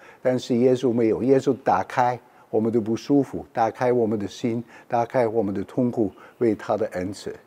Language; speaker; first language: Chinese; non-native, fluent; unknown